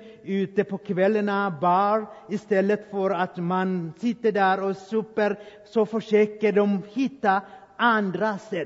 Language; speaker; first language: Swedish; non-native, fluent; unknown